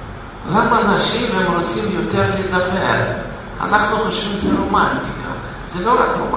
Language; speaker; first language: Hebrew; non-native, fluent; Russian